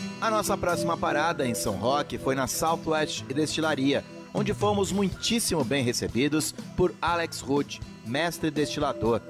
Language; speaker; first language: Portuguese; native; Portuguese